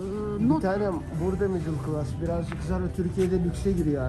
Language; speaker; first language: Turkish; native; Turkish